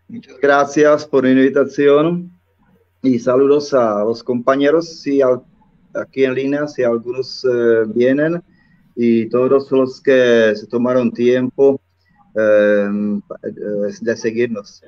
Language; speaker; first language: Spanish; non-native, fluent; Czech